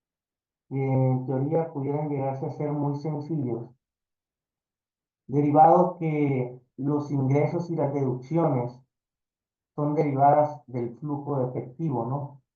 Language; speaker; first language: Spanish; native; Spanish